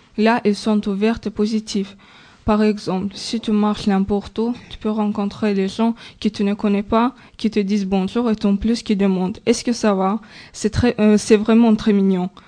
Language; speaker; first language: French; non-native, learner; Azerbaijani